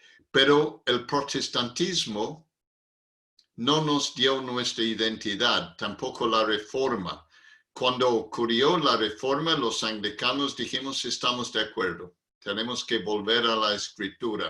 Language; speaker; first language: Spanish; non-native, fluent; English